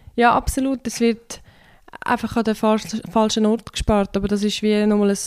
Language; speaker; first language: German; non-native, fluent; Turkish